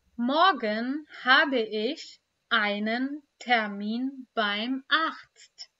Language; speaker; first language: German; non-native, fluent; Urdu